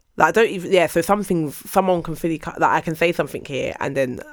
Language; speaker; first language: English; early bilingual, other home language; Yoruba